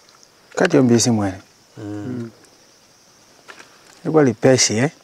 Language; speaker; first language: Vietnamese; non-native, learner; Portuguese